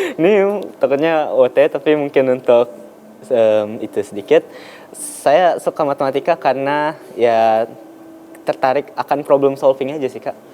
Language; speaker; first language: Indonesian; native; Indonesian